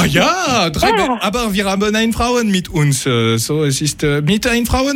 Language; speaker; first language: German; non-native, learner; French